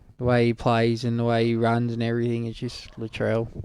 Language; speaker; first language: English; native; English